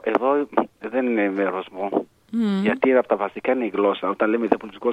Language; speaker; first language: Greek; non-native, fluent; Arabic